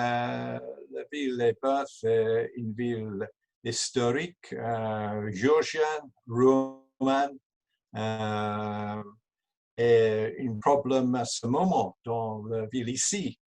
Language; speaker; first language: French; non-native, learner; English